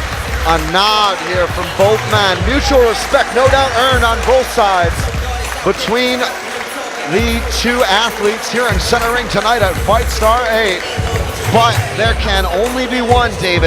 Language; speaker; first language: English; native; English